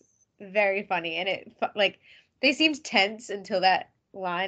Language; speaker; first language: English; native; English